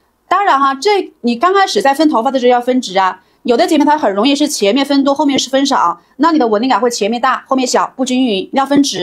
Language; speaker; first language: Chinese; native; Chinese